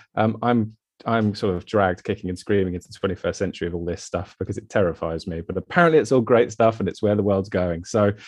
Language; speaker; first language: English; native; English